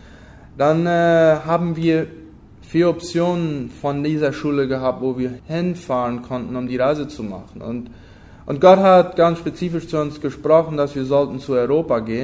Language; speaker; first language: German; non-native, local second language; Low German